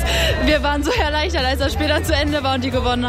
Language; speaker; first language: German; native; German